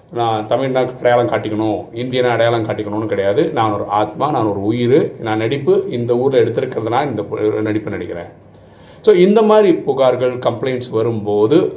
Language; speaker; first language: Tamil; non-native, local second language; Malayalam